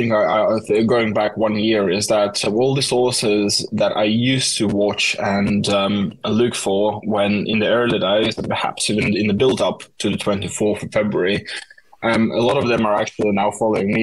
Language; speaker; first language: English; non-native, fluent; Russian